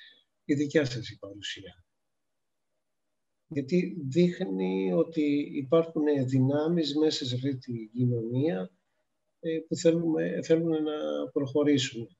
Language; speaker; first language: Greek; native; Greek